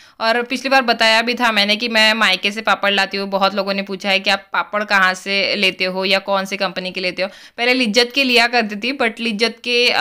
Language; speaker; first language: Hindi; native; Hindi